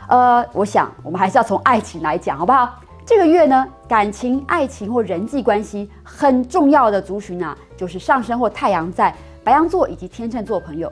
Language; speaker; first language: Chinese; native; Chinese